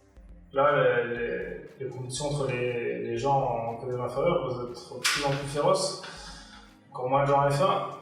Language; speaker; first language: French; native; French